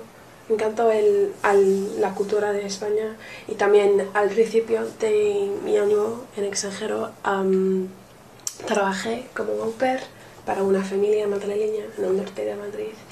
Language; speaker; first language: Spanish; non-native, learner; English